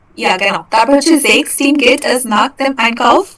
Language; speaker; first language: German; non-native, fluent; Bangla